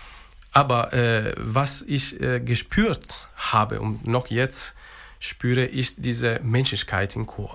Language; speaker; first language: German; non-native, fluent; Italian